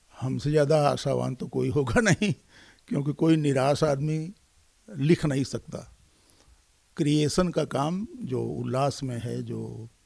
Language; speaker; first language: Hindi; native; Hindi